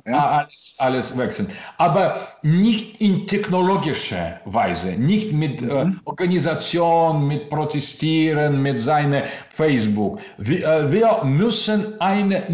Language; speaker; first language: German; non-native, learner; Russian